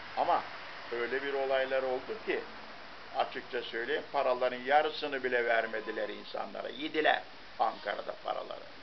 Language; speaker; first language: Turkish; native; Turkish